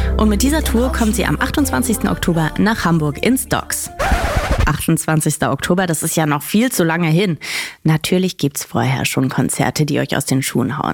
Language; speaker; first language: German; native; German